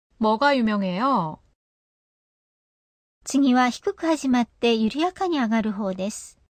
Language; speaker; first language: Japanese; non-native, fluent; Korean